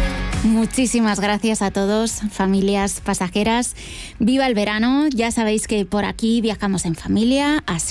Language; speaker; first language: Spanish; native; Spanish